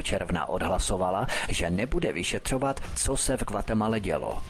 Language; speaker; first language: Czech; native; Czech